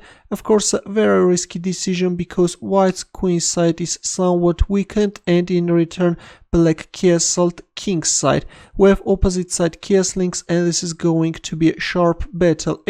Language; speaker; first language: English; non-native, fluent; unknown